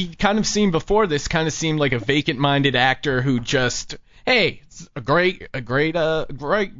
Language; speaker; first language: English; native; English